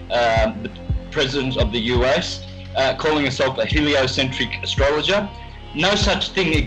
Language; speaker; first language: English; native; English